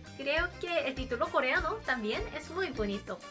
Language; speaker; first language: Spanish; non-native, learner; Korean